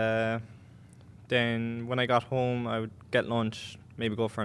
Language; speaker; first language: English; native; English